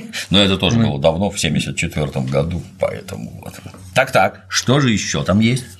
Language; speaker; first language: Russian; native; Russian